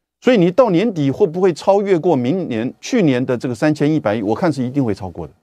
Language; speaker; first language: Chinese; native; Chinese